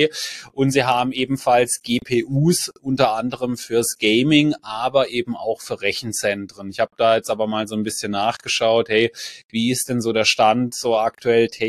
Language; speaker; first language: German; native; German